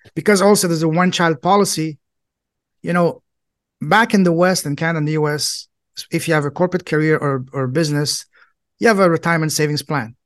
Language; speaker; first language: English; non-native, fluent; French